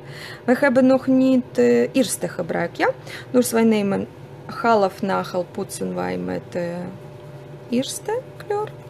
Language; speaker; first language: Dutch; non-native, fluent; Russian